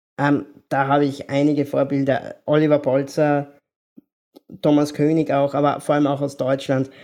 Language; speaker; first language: German; native; German